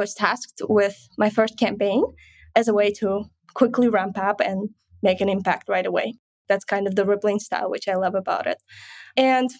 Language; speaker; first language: English; non-native, fluent; Ukrainian